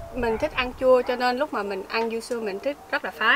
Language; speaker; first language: Vietnamese; early bilingual, heritage; Vietnamese